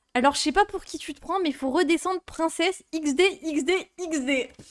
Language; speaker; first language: French; native; French